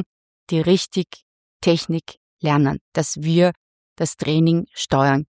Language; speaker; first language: German; non-native, fluent; Chinese